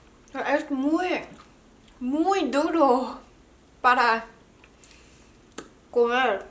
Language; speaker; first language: Spanish; non-native, learner; Korean